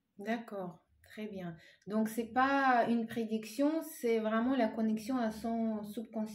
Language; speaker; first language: French; non-native, fluent; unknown